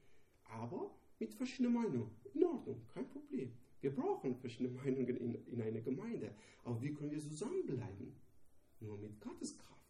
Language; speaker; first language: German; non-native, learner; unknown